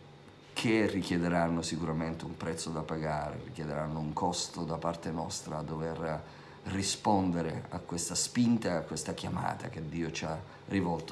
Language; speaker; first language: Italian; native; Italian